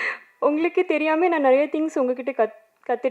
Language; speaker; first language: Tamil; non-native, learner; Bangla